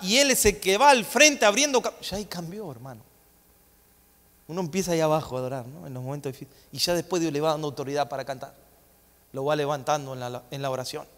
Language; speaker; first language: Spanish; native; Spanish